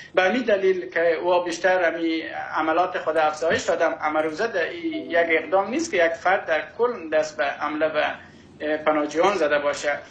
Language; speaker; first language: Persian; native; Persian